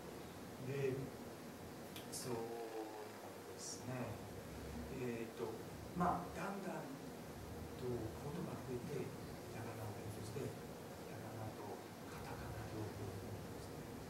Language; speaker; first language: Japanese; non-native, fluent; French